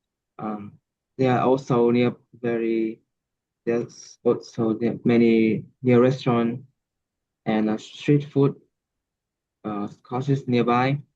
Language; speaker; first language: English; non-native, learner; Vietnamese